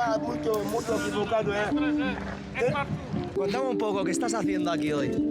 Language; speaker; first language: Spanish; native; Spanish